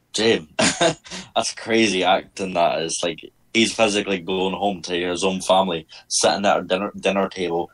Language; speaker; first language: English; native; English